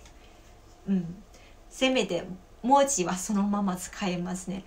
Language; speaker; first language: Japanese; non-native, fluent; Chinese